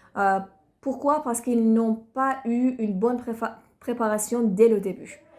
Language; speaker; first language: French; non-native, fluent; Persian